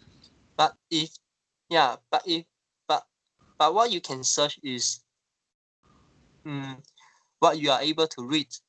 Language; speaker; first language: English; non-native, local second language; Chinese